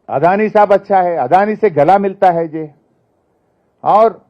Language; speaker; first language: Hindi; non-native, local second language; Telugu